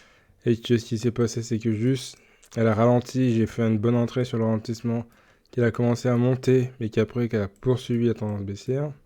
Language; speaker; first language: French; native; French